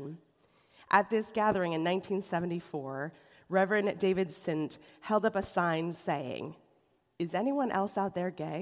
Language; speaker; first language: English; native; English